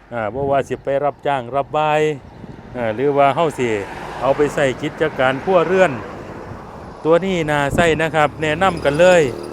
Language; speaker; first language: Thai; native; Thai